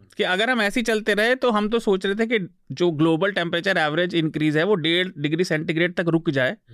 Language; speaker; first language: Hindi; native; Hindi